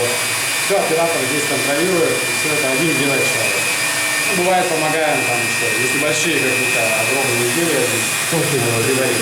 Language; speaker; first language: Russian; native; Russian